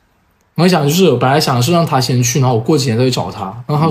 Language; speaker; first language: Chinese; native; Chinese